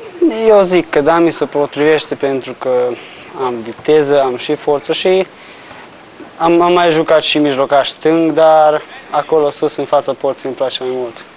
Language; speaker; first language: Romanian; non-native, local second language; Hungarian